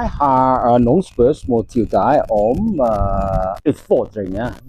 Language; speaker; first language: Norwegian; non-native, learner; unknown